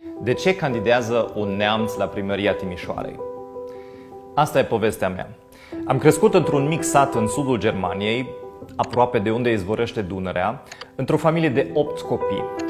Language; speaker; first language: Romanian; non-native, fluent; German